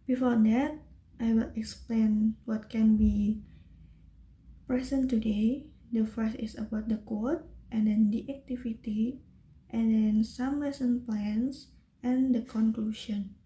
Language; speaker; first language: English; non-native, learner; Indonesian